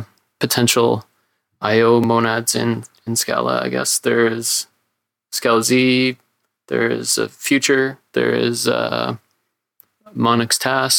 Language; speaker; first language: English; native; English